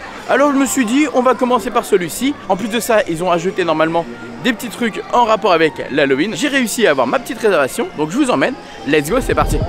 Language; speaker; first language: French; native; French